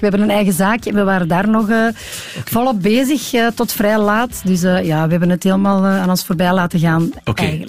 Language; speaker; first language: Dutch; native; Dutch